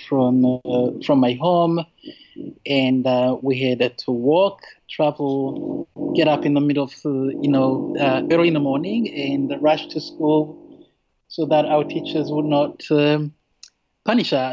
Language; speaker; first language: English; non-native, fluent; Rundi